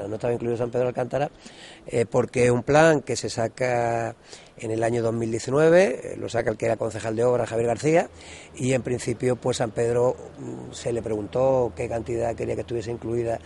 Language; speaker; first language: Spanish; native; Spanish